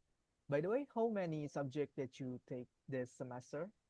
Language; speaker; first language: English; non-native, learner; Indonesian